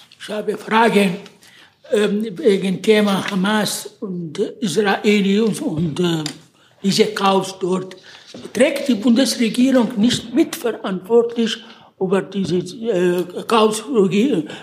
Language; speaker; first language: German; non-native, learner; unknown